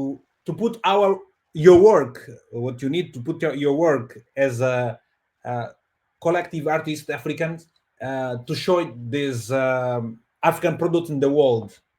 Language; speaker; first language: English; non-native, fluent; Portuguese